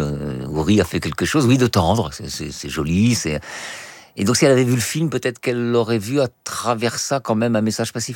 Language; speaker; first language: French; native; French